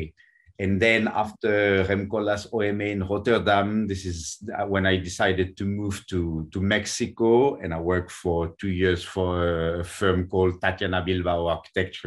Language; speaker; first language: English; non-native, fluent; French